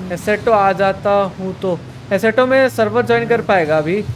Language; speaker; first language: Hindi; native; Hindi